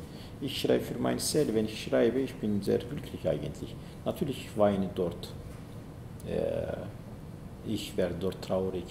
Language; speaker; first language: German; non-native, learner; Zaza